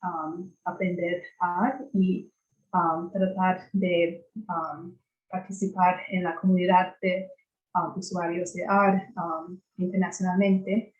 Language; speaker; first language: Spanish; non-native, fluent; English